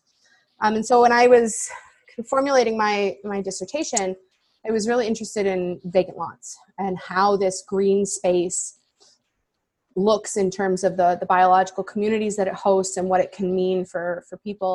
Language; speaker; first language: English; native; English